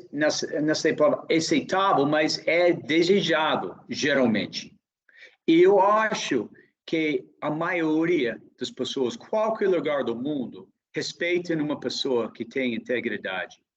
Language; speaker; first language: Portuguese; non-native, fluent; English